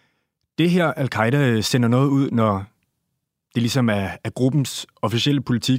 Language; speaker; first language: Danish; native; Danish